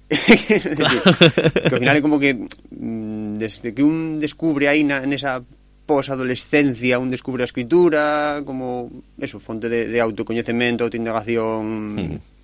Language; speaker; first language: Galician; native; Galician